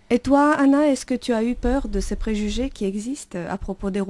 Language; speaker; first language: French; non-native, fluent; Romanian